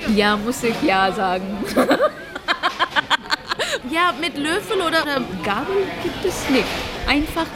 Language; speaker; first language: German; non-native, learner; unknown